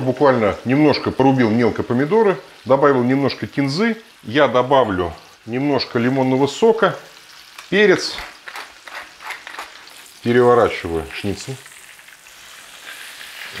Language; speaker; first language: Russian; native; Russian